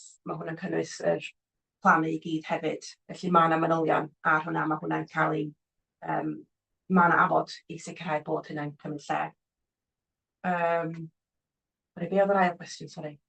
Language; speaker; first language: Welsh; native; Welsh